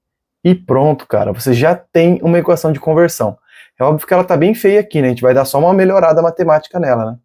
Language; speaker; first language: Portuguese; native; Portuguese